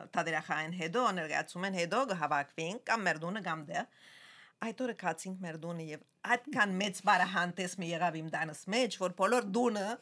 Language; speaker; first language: Armenian; early bilingual, heritage; Armenian